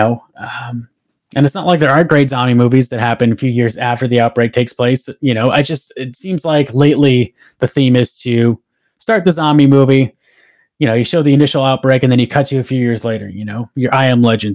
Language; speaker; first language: English; native; English